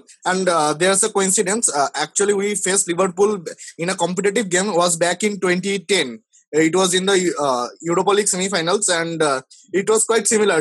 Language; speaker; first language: English; non-native, local second language; Bangla